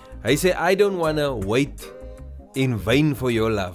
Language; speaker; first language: English; non-native, local second language; Afrikaans